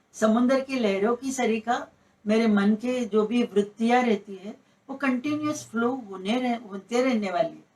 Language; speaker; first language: Hindi; non-native, local second language; Marathi